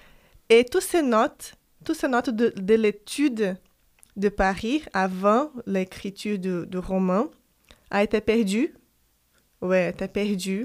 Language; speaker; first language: French; non-native, fluent; Portuguese